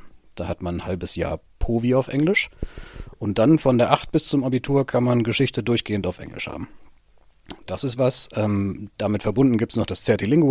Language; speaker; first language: German; native; German